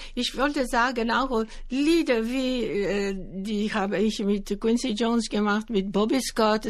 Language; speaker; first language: German; non-native, learner; Greek